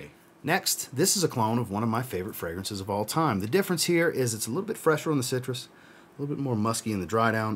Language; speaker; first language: English; native; English